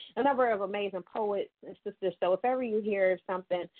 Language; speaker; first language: English; native; English